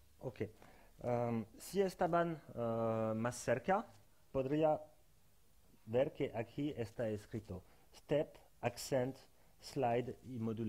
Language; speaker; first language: Spanish; non-native, fluent; French